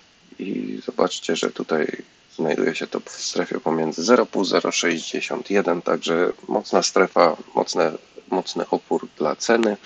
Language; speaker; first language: Polish; native; Polish